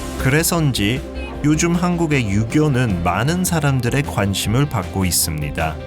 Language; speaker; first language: Korean; early bilingual, heritage; Korean